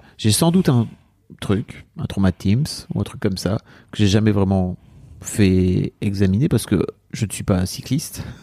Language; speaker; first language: French; native; French